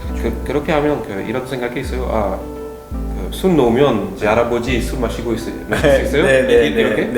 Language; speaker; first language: Korean; non-native, learner; French